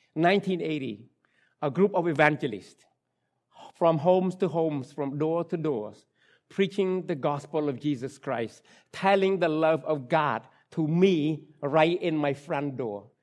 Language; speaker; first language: English; non-native, fluent; Khmer